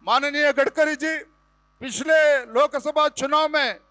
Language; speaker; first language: Hindi; non-native, local second language; Kannada